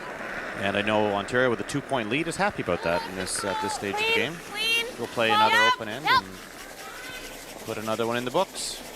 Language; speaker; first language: English; native; English